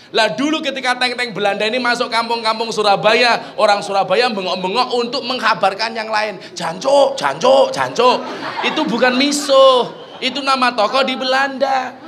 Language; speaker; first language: Indonesian; non-native, local second language; Javanese